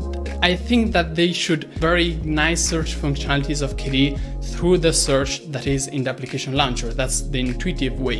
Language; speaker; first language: English; non-native, fluent; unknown